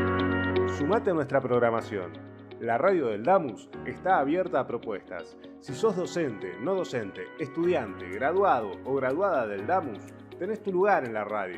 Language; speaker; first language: Spanish; native; Spanish